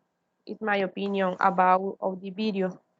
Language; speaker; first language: English; non-native, learner; Spanish